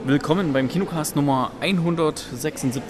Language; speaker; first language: German; native; German